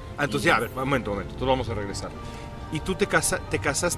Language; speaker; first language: Spanish; native; Spanish